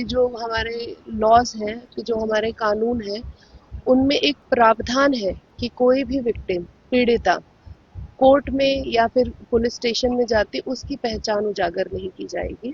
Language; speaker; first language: Hindi; native; Hindi